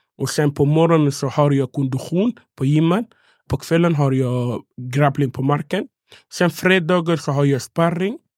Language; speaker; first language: Swedish; non-native, fluent; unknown